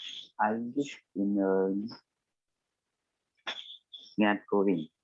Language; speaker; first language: English; non-native, learner; Vietnamese